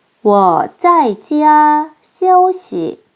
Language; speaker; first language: Chinese; non-native, fluent; Korean